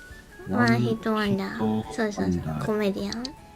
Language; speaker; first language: Japanese; native; Japanese